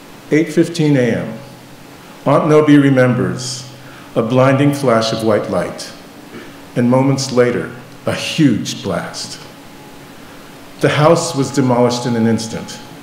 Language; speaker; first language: English; native; English